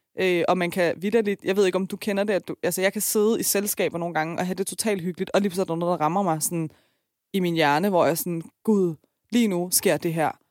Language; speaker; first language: Danish; early bilingual, other home language; Persian